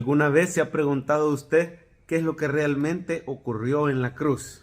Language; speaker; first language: Spanish; native; Spanish